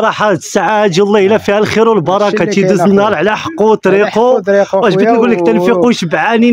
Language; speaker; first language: Arabic; native; Arabic